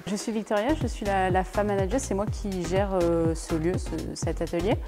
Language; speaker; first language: French; native; French